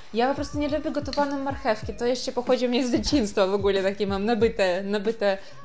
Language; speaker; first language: Polish; non-native, fluent; Russian